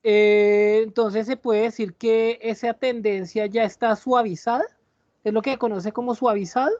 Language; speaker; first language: Spanish; native; Spanish